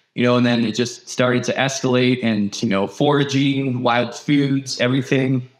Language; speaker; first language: English; native; English